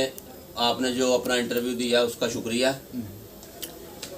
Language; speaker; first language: Hindi; native; Hindi